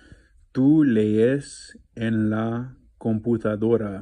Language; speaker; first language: Spanish; non-native, learner; English